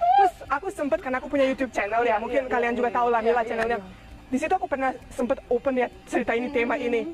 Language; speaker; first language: Indonesian; non-native, fluent; Bosnian